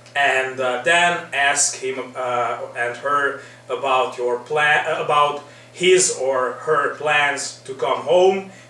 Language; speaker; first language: English; non-native, fluent; Hungarian